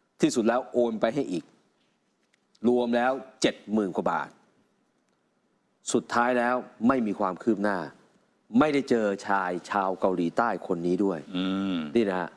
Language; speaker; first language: Thai; native; Thai